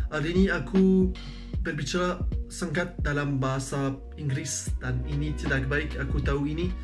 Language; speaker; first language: Indonesian; non-native, learner; French